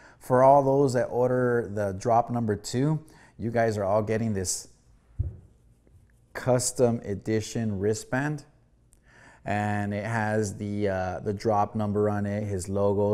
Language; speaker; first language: English; early bilingual, other home language; Spanish